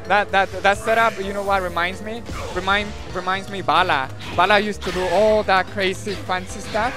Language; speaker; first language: English; non-native, learner; Spanish